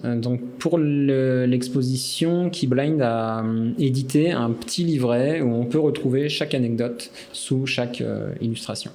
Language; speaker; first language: French; native; French